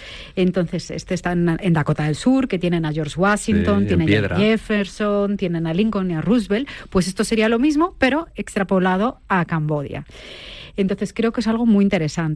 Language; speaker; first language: Spanish; native; Spanish